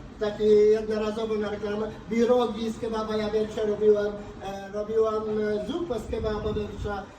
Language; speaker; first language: Polish; non-native, learner; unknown